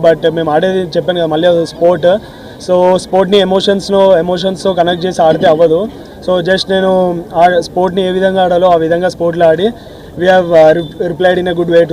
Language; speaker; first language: Telugu; native; Telugu